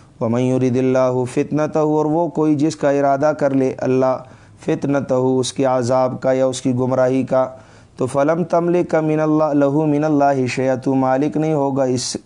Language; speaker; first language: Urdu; non-native, local second language; Pashto